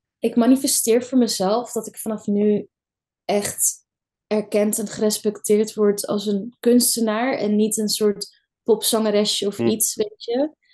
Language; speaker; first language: Dutch; early bilingual, other home language; Kurdish